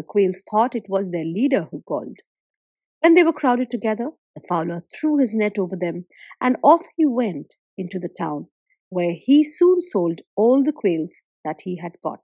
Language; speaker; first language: English; non-native, local second language; Bangla